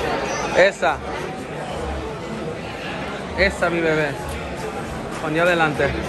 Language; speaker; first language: Spanish; native; Spanish